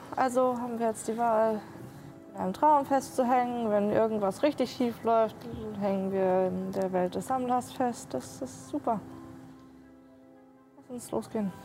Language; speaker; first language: German; native; German